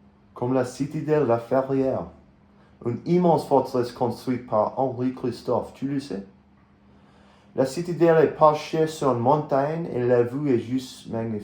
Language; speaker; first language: French; non-native, learner; English